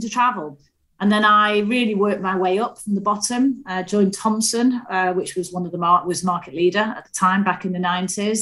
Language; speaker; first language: English; native; English